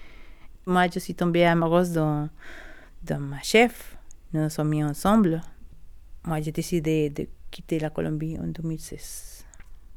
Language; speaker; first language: French; non-native, learner; Spanish